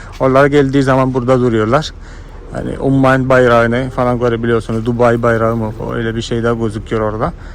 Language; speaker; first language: Turkish; non-native, fluent; Malayalam